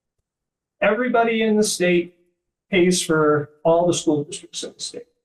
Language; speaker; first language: English; native; English